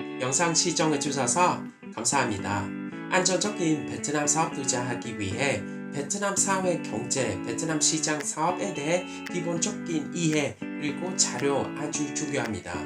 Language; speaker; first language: Korean; non-native, fluent; Vietnamese